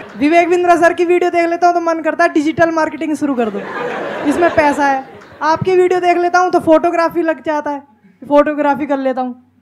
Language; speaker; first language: Hindi; native; Hindi